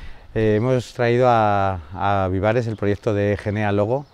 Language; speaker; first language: Spanish; native; Spanish